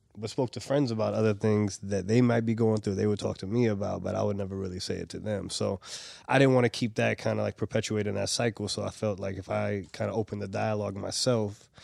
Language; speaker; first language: English; native; English